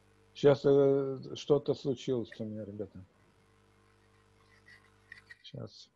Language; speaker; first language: Russian; native; Russian